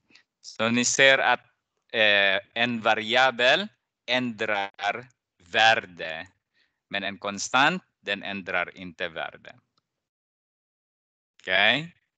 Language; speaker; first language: Swedish; non-native, fluent; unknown